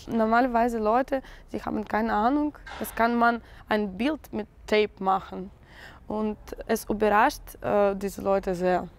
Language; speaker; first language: German; non-native, learner; Russian